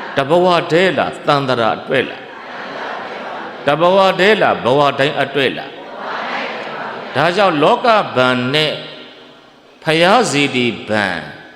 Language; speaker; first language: Burmese; native; Burmese